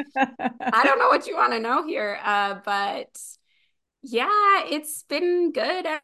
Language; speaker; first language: English; native; English